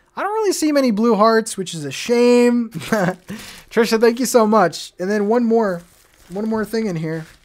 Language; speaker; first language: English; native; English